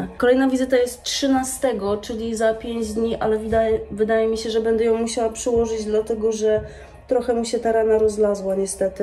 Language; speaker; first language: Polish; native; Polish